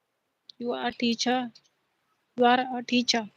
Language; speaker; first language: English; non-native, learner; Hindi